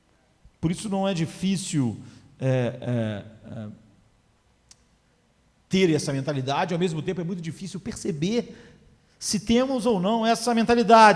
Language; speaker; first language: Portuguese; native; Portuguese